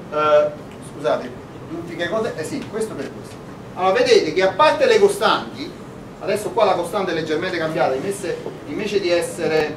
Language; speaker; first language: Italian; native; Italian